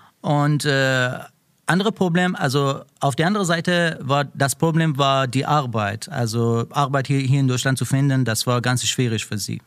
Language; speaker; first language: German; non-native, learner; Persian